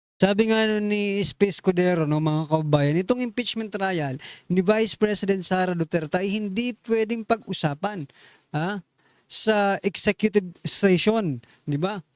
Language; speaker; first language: Filipino; non-native, local second language; Waray